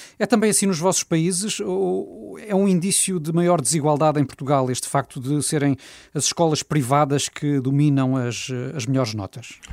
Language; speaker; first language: Portuguese; native; Portuguese